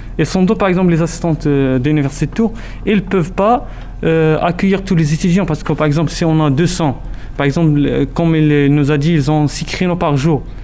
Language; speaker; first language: French; non-native, local second language; Arabic